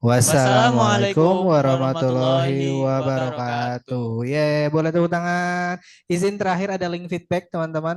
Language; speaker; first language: Indonesian; native; Indonesian